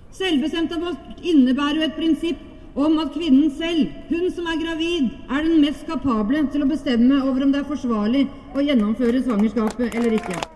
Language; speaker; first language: Norwegian; native; Norwegian